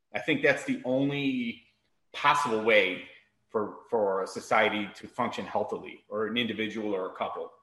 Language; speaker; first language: English; native; English